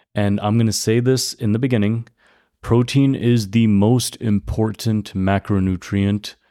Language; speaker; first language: English; early bilingual, other home language; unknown